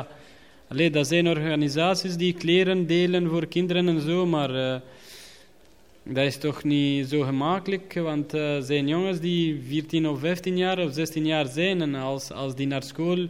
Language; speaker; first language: Dutch; non-native, learner; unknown